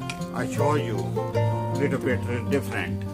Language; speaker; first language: English; non-native, learner; Punjabi